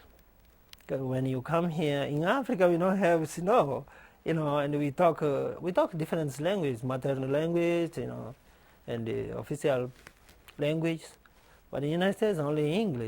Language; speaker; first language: English; non-native, learner; Portuguese